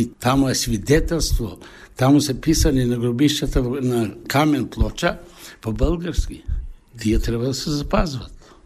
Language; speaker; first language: Bulgarian; early bilingual, heritage; Bulgarian